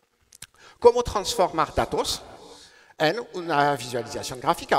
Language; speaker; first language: Spanish; non-native, learner; French